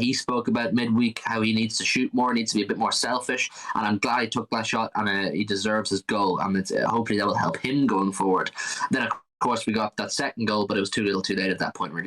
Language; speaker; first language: English; native; English